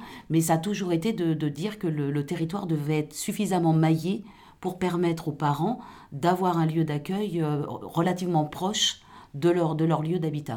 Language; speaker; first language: French; native; French